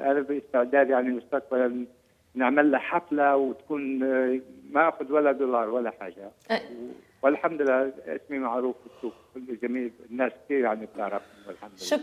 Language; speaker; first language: Arabic; native; Arabic